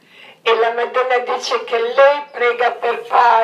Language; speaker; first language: Italian; non-native, learner; Croatian